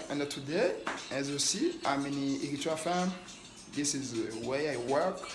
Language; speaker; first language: English; non-native, local second language; Rundi